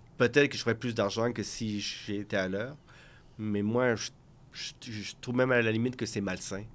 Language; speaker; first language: French; early bilingual, other home language; Spanish